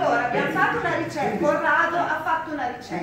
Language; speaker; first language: Italian; native; Italian